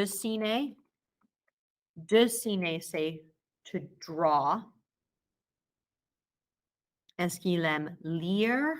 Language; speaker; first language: French; non-native, fluent; English